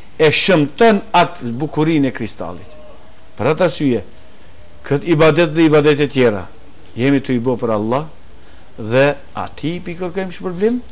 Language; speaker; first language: Albanian; native; Albanian